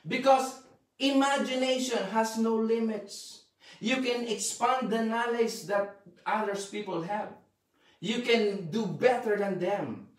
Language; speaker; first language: English; non-native, local second language; Filipino